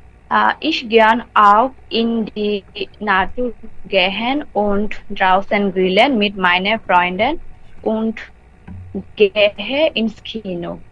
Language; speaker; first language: German; non-native, learner; Bangla